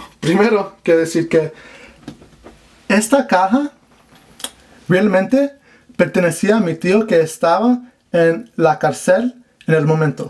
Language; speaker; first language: Spanish; non-native, learner; English